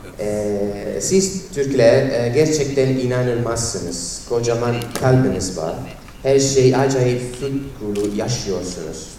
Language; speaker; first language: Turkish; non-native, fluent; Italian